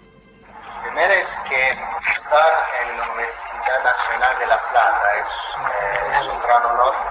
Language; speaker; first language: Spanish; non-native, fluent; Azerbaijani